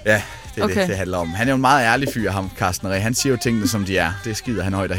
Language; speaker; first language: Danish; native; Danish